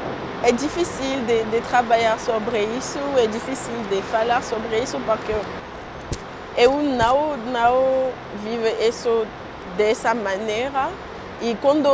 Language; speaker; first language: Portuguese; non-native, learner; French